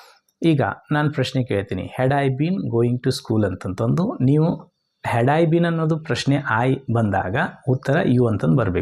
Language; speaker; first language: Kannada; native; Kannada